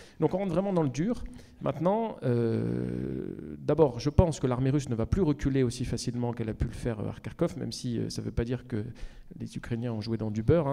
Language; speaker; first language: French; native; French